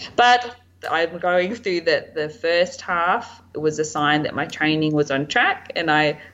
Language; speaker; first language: English; native; English